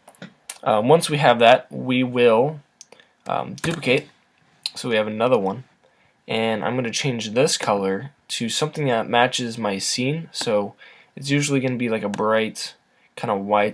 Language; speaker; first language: English; native; English